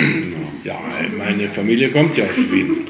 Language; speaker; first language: German; early bilingual, heritage; German